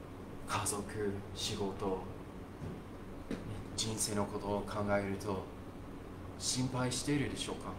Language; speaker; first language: Japanese; non-native, fluent; English